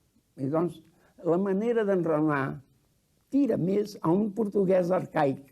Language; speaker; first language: Catalan; early bilingual, heritage; Catalan